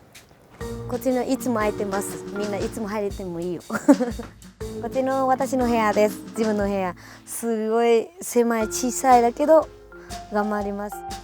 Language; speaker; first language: Japanese; non-native, learner; Vietnamese